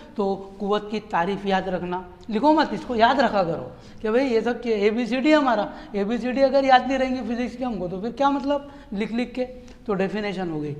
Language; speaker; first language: Hindi; non-native, local second language; Urdu